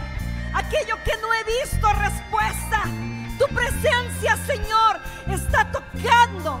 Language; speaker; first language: Spanish; native; Spanish